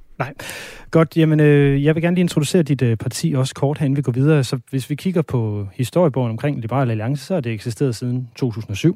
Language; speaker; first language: Danish; native; Danish